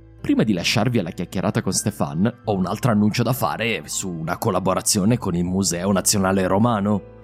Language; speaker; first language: Italian; native; Italian